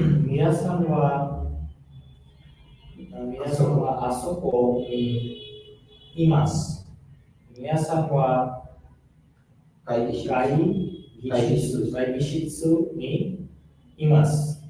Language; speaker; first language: Japanese; non-native, learner; Bangla